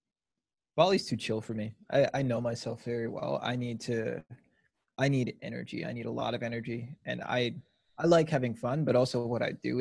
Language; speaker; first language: English; native; English